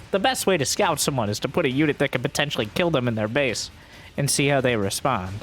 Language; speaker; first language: English; native; English